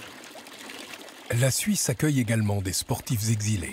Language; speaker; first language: French; native; French